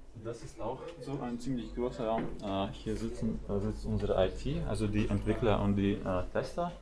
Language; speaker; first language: German; non-native, fluent; Latvian